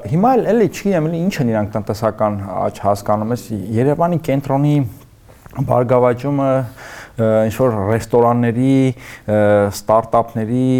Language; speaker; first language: Armenian; native; Armenian